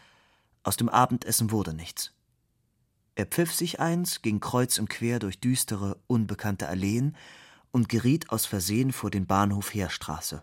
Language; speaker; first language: German; native; German